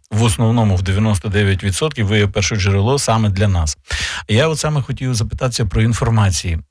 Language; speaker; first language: Ukrainian; native; Ukrainian